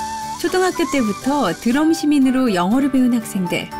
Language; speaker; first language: Korean; native; Korean